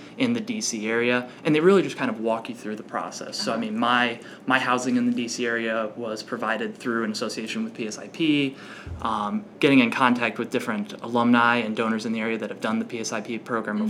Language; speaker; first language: English; native; English